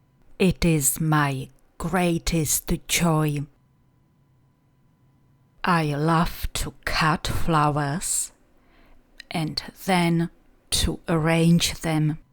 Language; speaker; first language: English; non-native, fluent; Czech